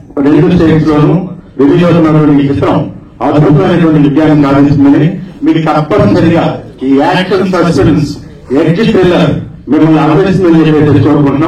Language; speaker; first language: Telugu; native; Telugu